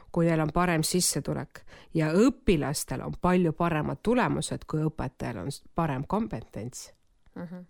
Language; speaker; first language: Estonian; non-native, local second language; Russian